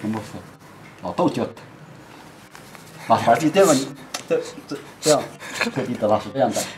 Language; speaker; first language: Chinese; native; Chinese